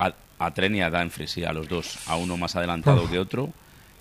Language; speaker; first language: Spanish; native; Spanish